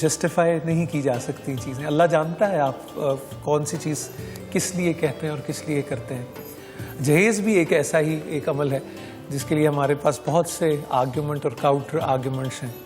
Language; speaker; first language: Urdu; native; Urdu